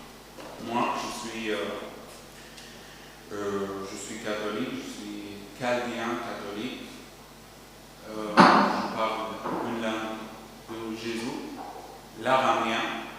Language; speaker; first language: French; non-native, learner; Arabic